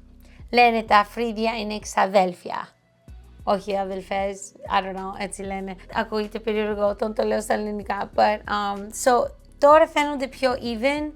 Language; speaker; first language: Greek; early bilingual, heritage; Greek